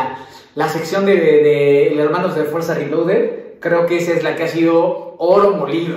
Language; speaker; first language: Spanish; native; Spanish